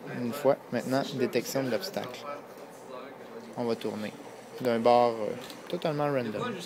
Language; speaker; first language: French; native; French